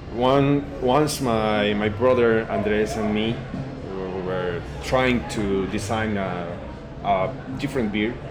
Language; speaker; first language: English; non-native, learner; Spanish